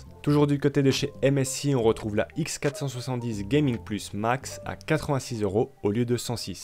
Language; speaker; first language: French; native; French